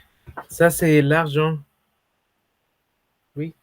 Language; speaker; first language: French; non-native, fluent; Spanish